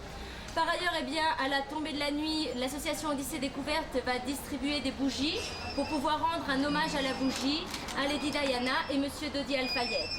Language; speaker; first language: French; native; French